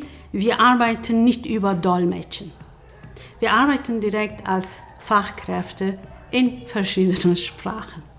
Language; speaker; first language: German; non-native, fluent; Kurdish